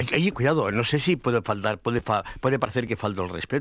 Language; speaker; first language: Spanish; native; Spanish